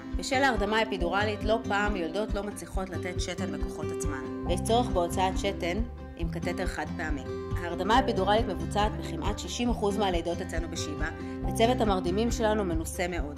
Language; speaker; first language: Hebrew; native; Hebrew